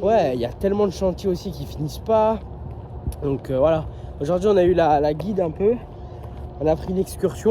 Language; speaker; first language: French; native; French